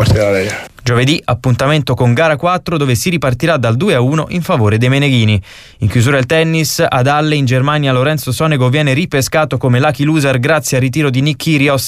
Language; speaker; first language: Italian; native; Italian